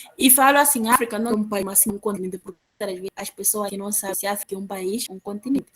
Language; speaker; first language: Portuguese; non-native, local second language; Upper Guinea Crioulo